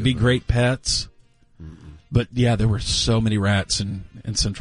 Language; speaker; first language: English; native; English